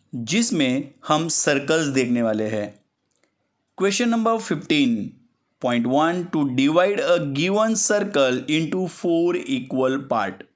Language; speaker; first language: Hindi; non-native, local second language; Marathi